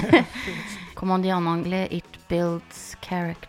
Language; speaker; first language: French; non-native, fluent; Swedish